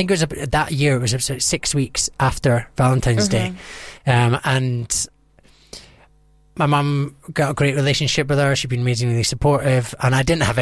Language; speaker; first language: English; native; English